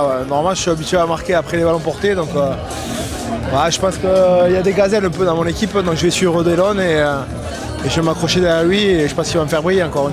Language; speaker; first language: French; native; French